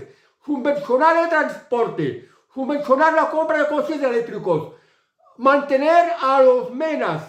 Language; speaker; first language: Spanish; native; Spanish